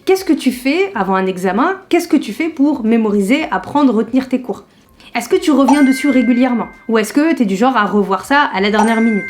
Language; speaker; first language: French; native; French